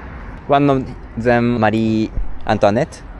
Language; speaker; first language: English; non-native, learner; Japanese